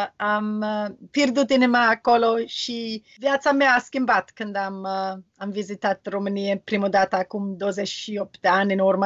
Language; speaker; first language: Romanian; non-native, learner; English